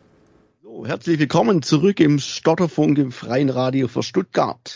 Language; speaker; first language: German; native; German